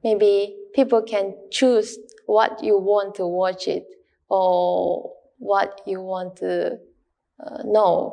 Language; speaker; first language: English; non-native, learner; Japanese